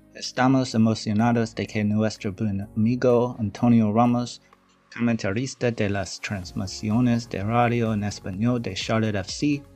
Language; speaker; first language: Spanish; non-native, learner; English